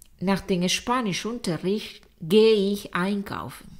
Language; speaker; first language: German; non-native, fluent; Spanish